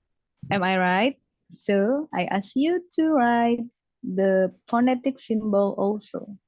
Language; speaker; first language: English; non-native, fluent; Javanese